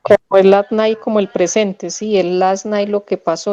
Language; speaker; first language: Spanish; native; Spanish